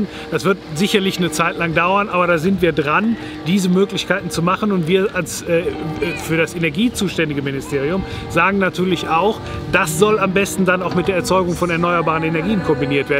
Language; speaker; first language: German; native; German